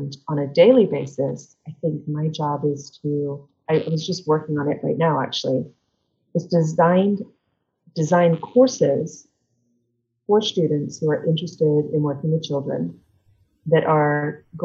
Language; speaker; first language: English; native; English